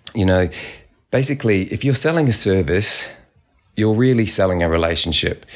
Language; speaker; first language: English; native; English